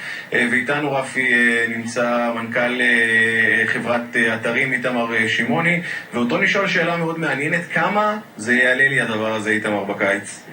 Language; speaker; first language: Hebrew; native; Hebrew